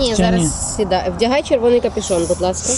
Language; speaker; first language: Ukrainian; native; Ukrainian